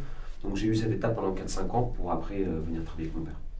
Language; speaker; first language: French; native; French